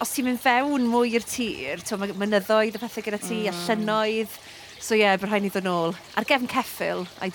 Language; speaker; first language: Welsh; native; Welsh